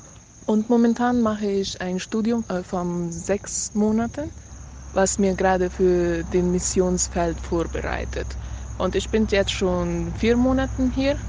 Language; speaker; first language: German; non-native, learner; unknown